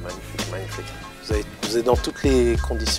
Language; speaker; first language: French; native; French